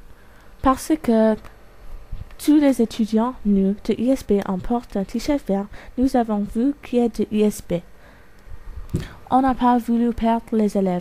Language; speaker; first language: French; non-native, learner; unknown